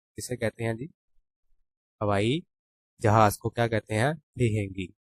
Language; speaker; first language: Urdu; native; Urdu